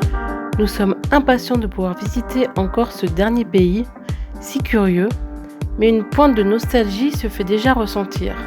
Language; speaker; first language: French; native; French